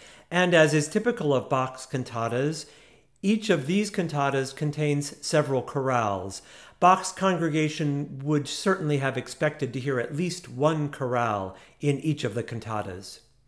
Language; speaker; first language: English; native; English